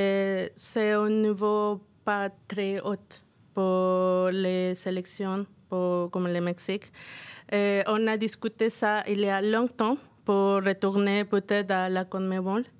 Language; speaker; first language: French; non-native, fluent; Spanish